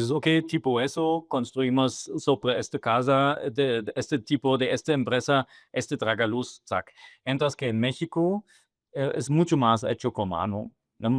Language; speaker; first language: Spanish; non-native, fluent; German